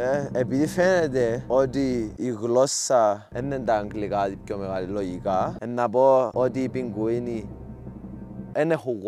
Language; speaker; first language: Greek; native; Greek